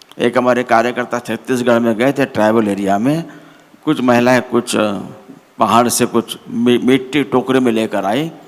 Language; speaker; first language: Hindi; non-native, local second language; Marathi